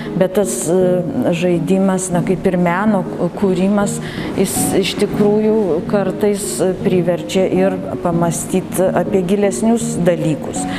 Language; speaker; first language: Lithuanian; native; Lithuanian